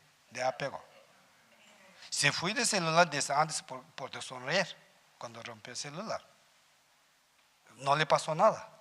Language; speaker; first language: Spanish; non-native, learner; Tibetan